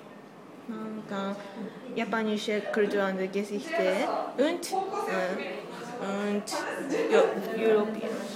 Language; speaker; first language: German; non-native, learner; Japanese